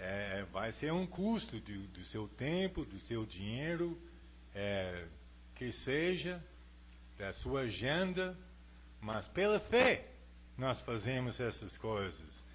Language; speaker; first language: Portuguese; non-native, fluent; English